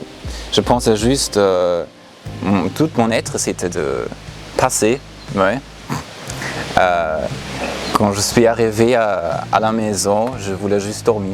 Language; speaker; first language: French; non-native, fluent; German